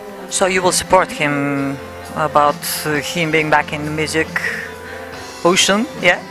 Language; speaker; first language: English; non-native, fluent; Bulgarian